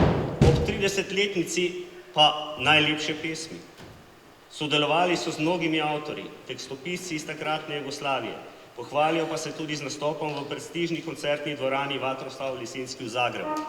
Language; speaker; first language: Slovenian; native; Slovenian